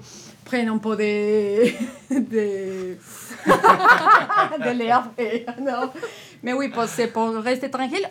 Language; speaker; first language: French; non-native, learner; Spanish